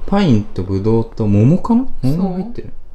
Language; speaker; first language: Japanese; native; Japanese